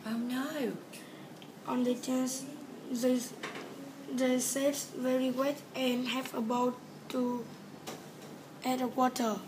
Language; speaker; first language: English; non-native, learner; Vietnamese